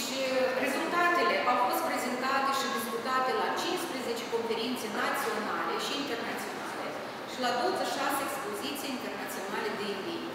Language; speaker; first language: Romanian; native; Romanian